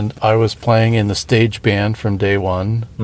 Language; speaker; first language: English; native; English